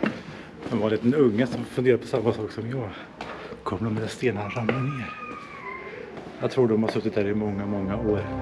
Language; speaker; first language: Swedish; native; Swedish